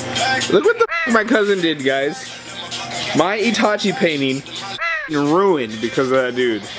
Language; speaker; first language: English; native; English